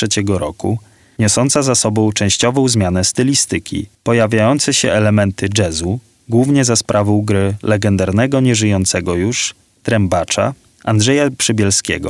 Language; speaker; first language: Polish; native; Polish